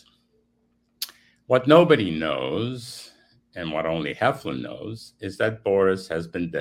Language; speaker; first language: English; non-native, fluent; Romanian